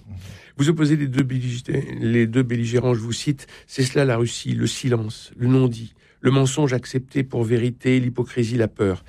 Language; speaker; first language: French; native; French